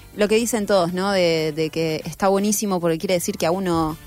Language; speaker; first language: Spanish; native; Spanish